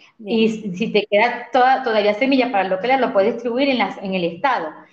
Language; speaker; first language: Spanish; native; Spanish